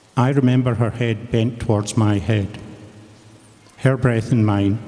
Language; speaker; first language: English; native; English